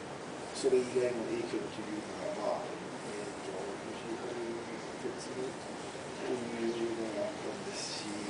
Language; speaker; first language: Japanese; non-native, fluent; English